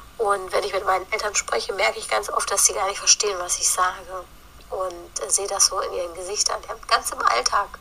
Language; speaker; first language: German; early bilingual, other home language; Turkish